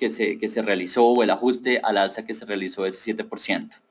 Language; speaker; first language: Spanish; native; Spanish